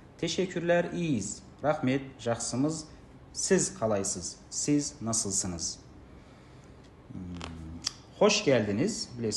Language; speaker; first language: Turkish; non-native, fluent; Kazakh